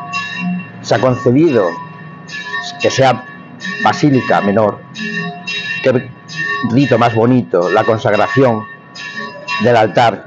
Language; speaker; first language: Spanish; native; Spanish